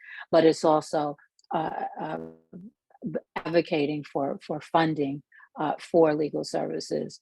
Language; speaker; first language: English; native; English